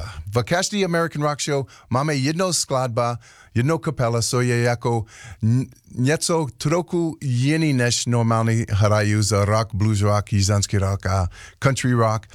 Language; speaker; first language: Czech; non-native, learner; English